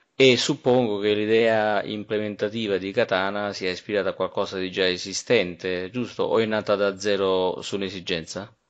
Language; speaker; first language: Italian; native; Italian